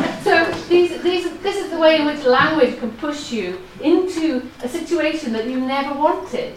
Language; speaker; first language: English; non-native, local second language; Welsh